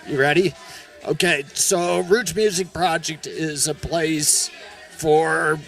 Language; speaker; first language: English; native; English